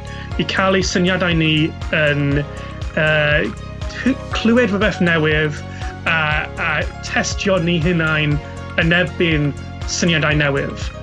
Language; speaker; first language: Welsh; non-native, local second language; English